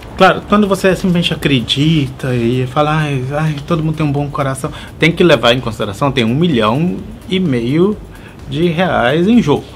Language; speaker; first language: Portuguese; native; Portuguese